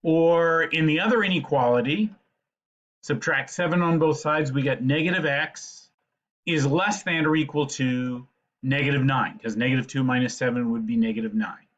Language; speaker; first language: English; native; English